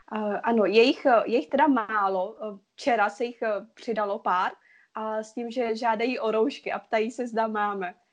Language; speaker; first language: Czech; non-native, fluent; Vietnamese